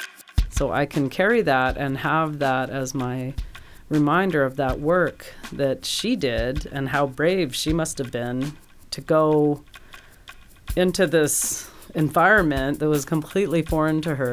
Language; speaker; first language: English; native; English